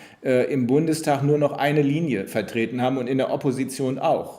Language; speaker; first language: German; native; German